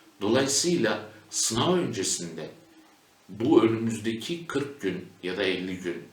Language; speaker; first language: Turkish; native; Turkish